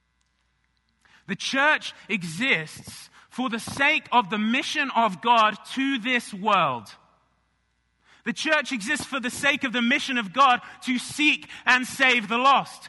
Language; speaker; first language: English; native; English